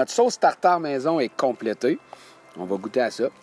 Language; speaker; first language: French; native; French